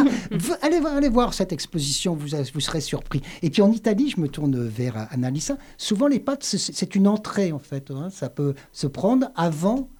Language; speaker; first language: French; native; French